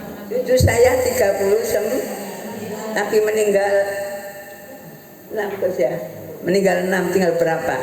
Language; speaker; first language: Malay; non-native, local second language; Javanese